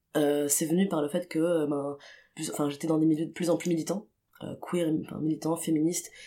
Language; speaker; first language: French; non-native, local second language; Arabic